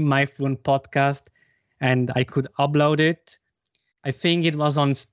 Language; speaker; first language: English; non-native, fluent; Swiss German